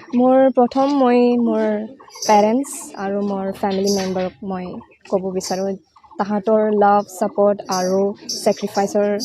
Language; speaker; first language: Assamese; non-native, local second language; Bodo